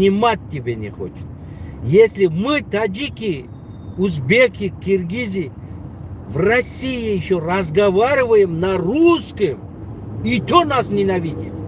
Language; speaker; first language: Russian; non-native, local second language; Tajik